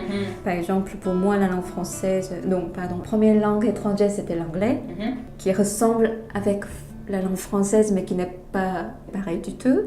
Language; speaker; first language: French; non-native, fluent; Korean